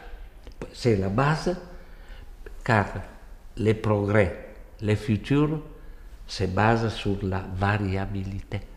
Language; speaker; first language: French; non-native, fluent; Italian